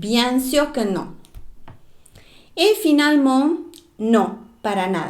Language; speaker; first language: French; non-native, fluent; Spanish